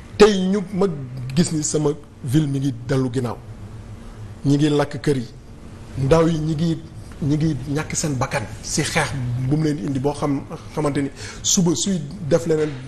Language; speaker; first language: Wolof; non-native, local second language; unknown